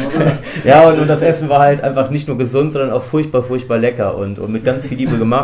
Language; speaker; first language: German; native; German